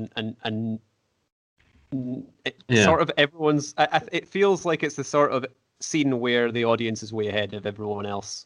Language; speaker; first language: English; native; English